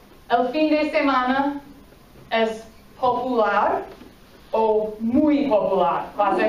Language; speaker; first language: Spanish; non-native, fluent; English